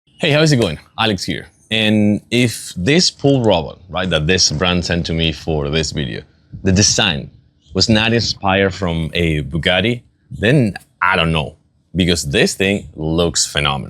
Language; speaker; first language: English; non-native, fluent; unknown